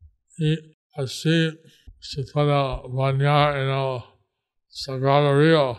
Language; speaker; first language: Spanish; non-native, learner; English